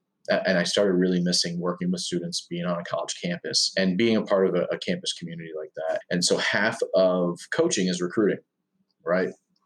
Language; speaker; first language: English; native; English